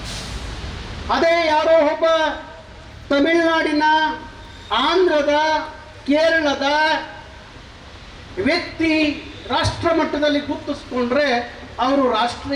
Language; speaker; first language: Kannada; native; Kannada